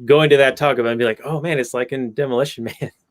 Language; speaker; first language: English; native; English